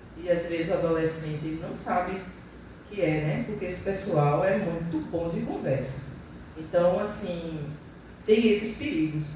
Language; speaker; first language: Portuguese; native; Portuguese